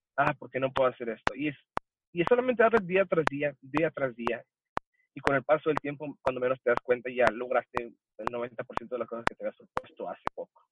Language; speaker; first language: Spanish; early bilingual, heritage; Spanish